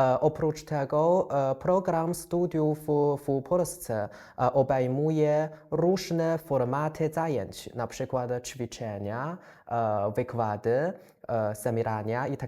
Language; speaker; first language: Polish; non-native, fluent; Chinese